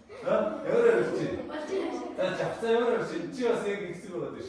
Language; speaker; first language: Mongolian; native; Mongolian